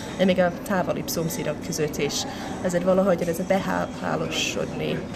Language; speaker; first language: Hungarian; non-native, fluent; English